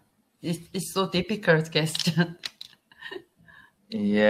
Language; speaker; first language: English; non-native, learner; Korean